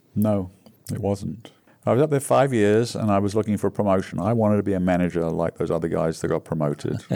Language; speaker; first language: English; native; English